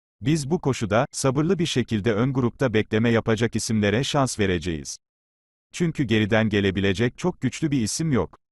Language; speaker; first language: Turkish; native; Turkish